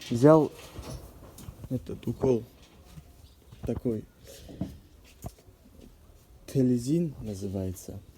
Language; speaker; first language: Russian; non-native, local second language; Ossetic